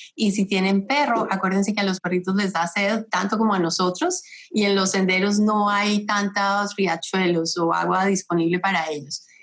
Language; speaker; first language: Spanish; native; Spanish